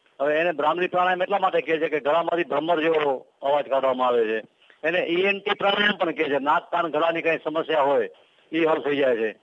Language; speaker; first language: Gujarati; native; Gujarati